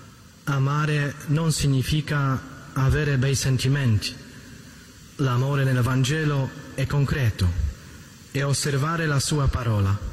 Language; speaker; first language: Italian; native; Italian